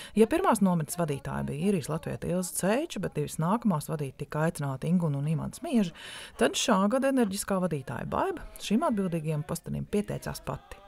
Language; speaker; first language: Latvian; native; Latvian